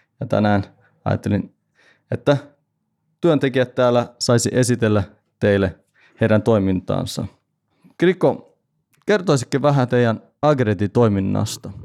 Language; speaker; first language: Finnish; non-native, local second language; Swedish